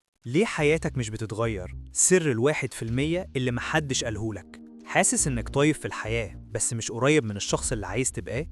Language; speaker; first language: Arabic; native; Arabic